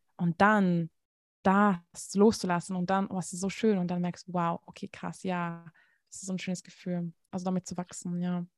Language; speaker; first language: German; non-native, fluent; Hungarian